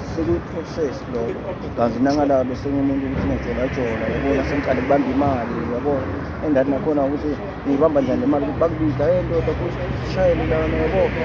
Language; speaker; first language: Zulu; native; Zulu